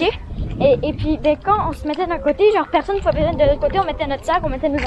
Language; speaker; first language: French; native; French